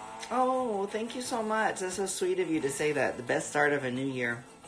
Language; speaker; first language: English; early bilingual, other home language; Spanish